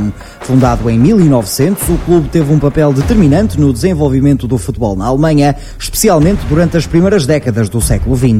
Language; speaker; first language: Portuguese; native; Portuguese